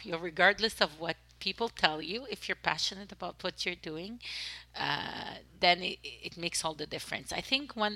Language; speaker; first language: English; non-native, fluent; French